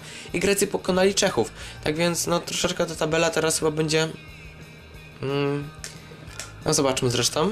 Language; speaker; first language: Polish; native; Polish